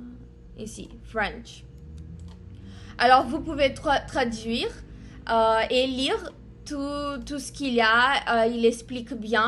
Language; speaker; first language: French; non-native, fluent; Portuguese